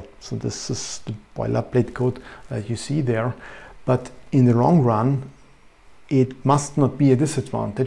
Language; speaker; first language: English; non-native, fluent; German